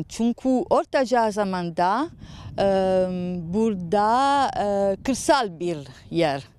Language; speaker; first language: Turkish; non-native, learner; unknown